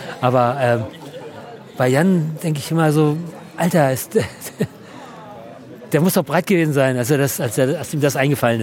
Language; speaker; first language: German; native; German